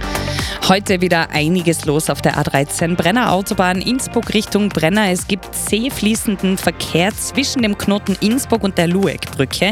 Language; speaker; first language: German; native; German